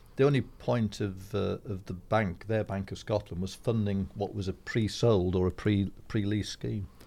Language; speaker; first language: English; native; English